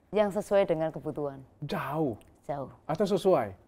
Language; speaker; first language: Indonesian; native; Indonesian